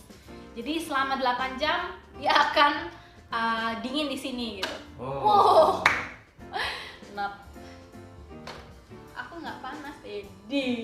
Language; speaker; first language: Indonesian; native; Indonesian